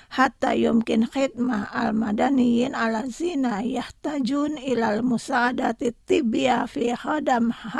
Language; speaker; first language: Arabic; non-native, fluent; Indonesian